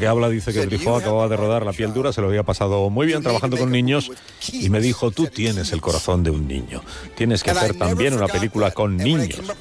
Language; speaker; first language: Spanish; native; Spanish